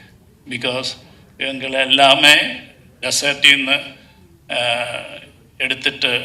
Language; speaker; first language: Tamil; non-native, learner; Malayalam